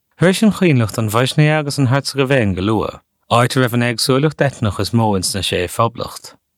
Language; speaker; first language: Irish; native; Irish